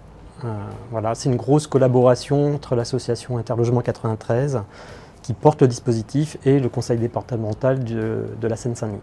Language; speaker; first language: French; native; French